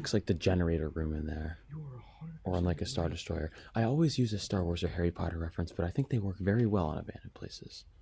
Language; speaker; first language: English; native; English